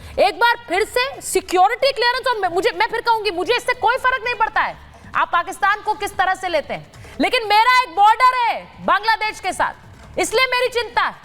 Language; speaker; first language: Hindi; native; Hindi